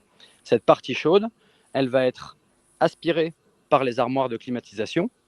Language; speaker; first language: French; native; French